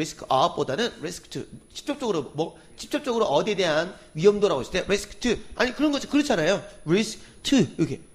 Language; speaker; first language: Korean; native; Korean